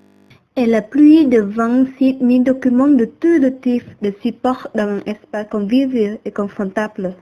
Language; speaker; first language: French; non-native, learner; Vietnamese